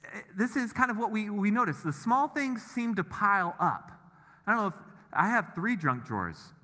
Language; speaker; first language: English; native; English